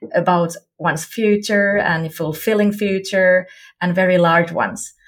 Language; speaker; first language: English; non-native, fluent; Finnish